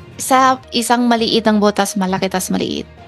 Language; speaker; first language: Filipino; non-native, learner; Chinese